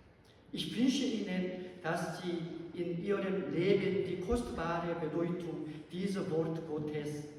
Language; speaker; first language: German; non-native, learner; Korean